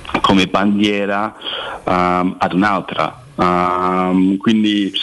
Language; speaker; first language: Italian; non-native, fluent; English